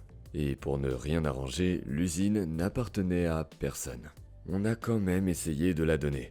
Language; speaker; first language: French; native; French